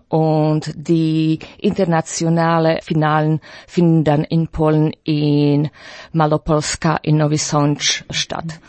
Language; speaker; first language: German; non-native, fluent; Slovak